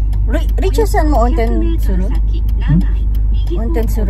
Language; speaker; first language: Japanese; non-native, learner; Filipino